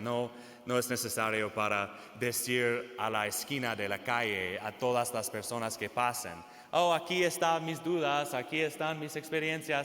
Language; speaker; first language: Spanish; non-native, fluent; English